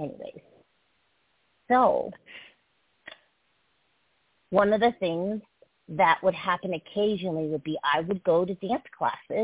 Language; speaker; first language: English; early bilingual, other home language; Chinese